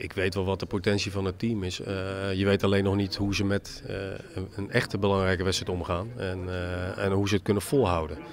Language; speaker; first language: Dutch; native; Dutch